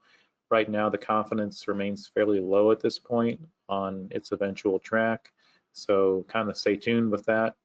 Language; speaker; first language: English; native; English